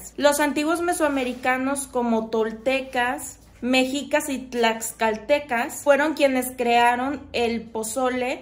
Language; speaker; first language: Spanish; native; Spanish